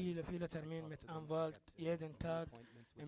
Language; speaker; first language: German; non-native, learner; Arabic